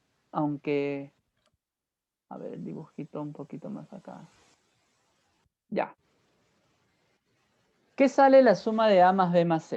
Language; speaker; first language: Spanish; native; Spanish